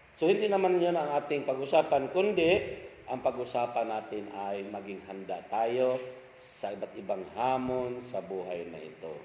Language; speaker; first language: Filipino; non-native, local second language; Cebuano